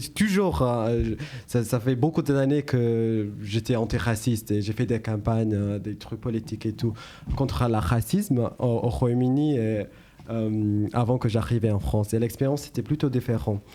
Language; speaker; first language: French; non-native, learner; English